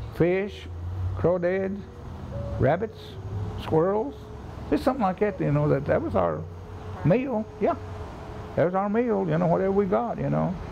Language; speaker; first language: English; native; English